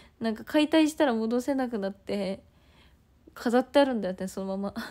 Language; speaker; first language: Japanese; native; Japanese